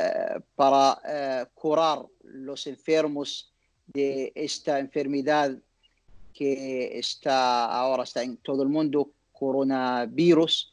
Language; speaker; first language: Spanish; non-native, learner; Arabic